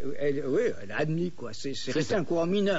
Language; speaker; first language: French; native; French